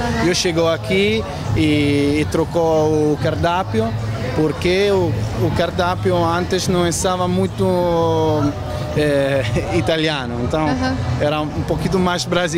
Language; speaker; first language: Portuguese; non-native, learner; Italian